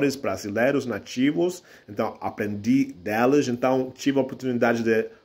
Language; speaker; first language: Portuguese; non-native, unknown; English